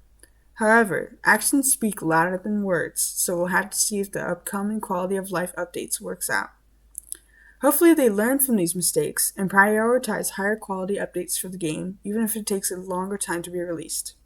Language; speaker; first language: English; native; English